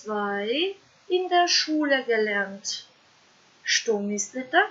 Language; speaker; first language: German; non-native, fluent; Macedonian